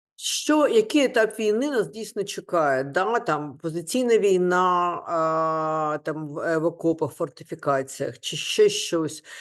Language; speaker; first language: Ukrainian; non-native, local second language; Russian